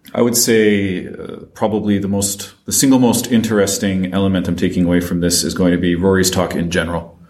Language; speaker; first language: English; non-native, fluent; French